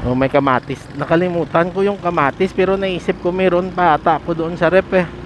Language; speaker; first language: Filipino; non-native, local second language; Hiligaynon